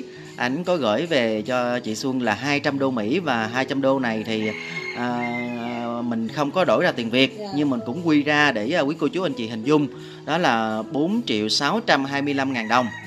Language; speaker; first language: Vietnamese; native; Vietnamese